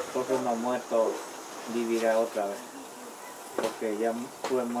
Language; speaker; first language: Spanish; non-native, local second language; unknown